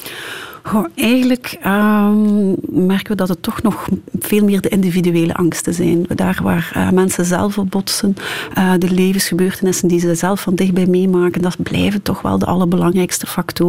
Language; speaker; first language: Dutch; native; Dutch